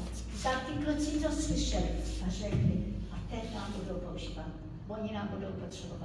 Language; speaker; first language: Czech; early bilingual, heritage; Czech